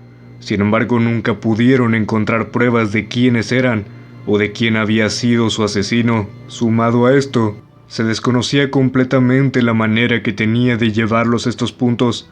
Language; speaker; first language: Spanish; native; Spanish